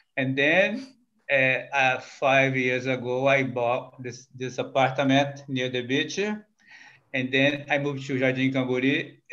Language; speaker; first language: English; non-native, learner; Portuguese